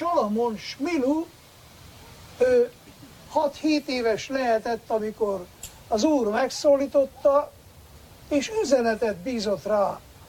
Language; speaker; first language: Hungarian; native; Hungarian